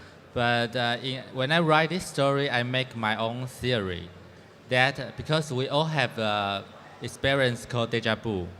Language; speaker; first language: English; non-native, fluent; Chinese